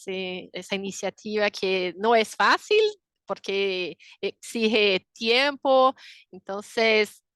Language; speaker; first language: Spanish; non-native, fluent; Portuguese